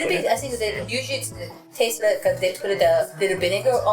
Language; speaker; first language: English; non-native, learner; Japanese